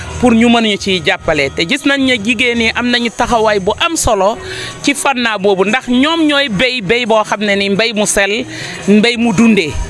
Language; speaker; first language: Wolof; non-native, local second language; Jola-Fonyi